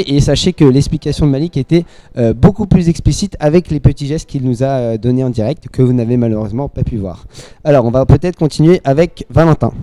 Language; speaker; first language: French; native; French